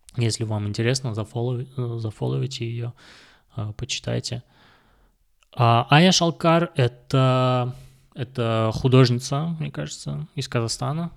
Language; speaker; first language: Russian; non-native, local second language; Kazakh